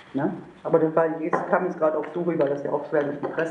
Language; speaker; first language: German; native; German